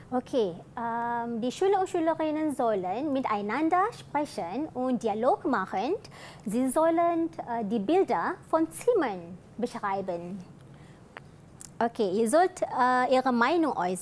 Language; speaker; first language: German; non-native, fluent; Malay